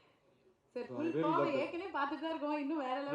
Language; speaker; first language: Tamil; native; Tamil